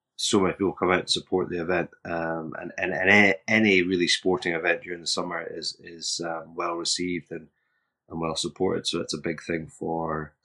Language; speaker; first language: English; native; English